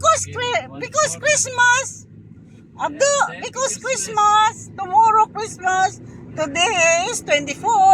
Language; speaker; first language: English; non-native, learner; Filipino